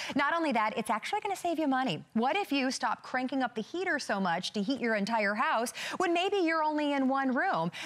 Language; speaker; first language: English; native; English